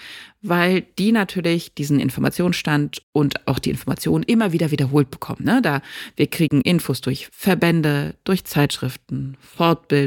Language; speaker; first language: German; native; German